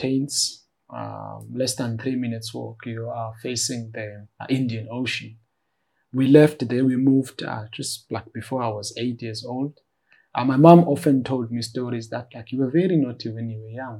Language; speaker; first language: English; non-native, local second language; Xhosa